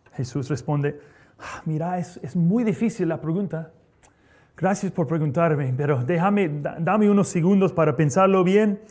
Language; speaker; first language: Spanish; non-native, fluent; English